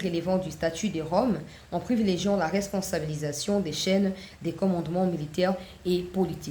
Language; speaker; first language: French; non-native, local second language; Lingala